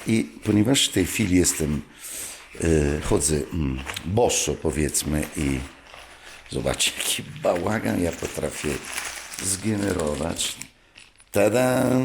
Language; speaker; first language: Polish; non-native, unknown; Italian